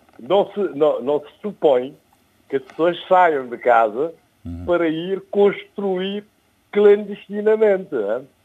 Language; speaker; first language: Portuguese; non-native, local second language; Kabuverdianu